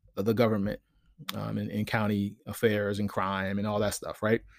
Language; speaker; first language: English; native; English